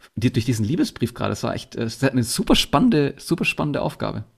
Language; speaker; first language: German; native; German